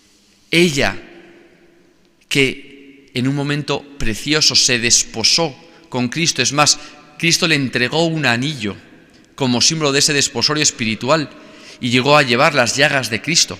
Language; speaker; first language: Spanish; native; Spanish